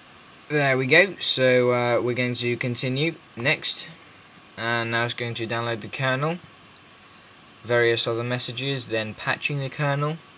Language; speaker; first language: English; native; English